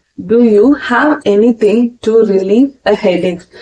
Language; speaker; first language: English; non-native, local second language; Tamil